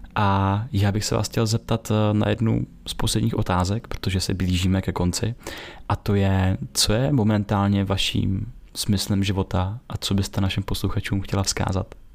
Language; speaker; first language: Czech; native; Czech